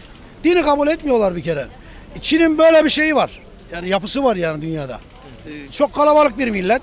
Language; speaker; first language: Turkish; native; Turkish